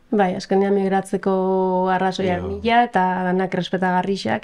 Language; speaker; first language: Basque; native; Basque